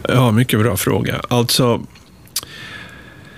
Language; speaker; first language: Swedish; non-native, fluent; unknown